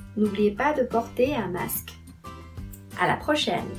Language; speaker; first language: French; non-native, fluent; Chinese